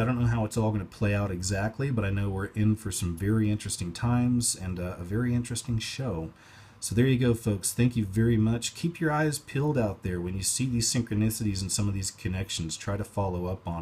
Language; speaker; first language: English; native; English